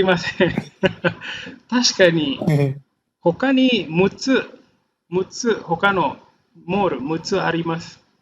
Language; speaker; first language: Japanese; non-native, fluent; Indonesian